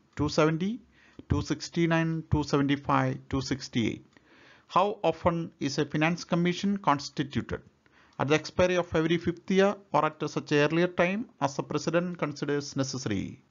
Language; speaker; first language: English; non-native, local second language; Malayalam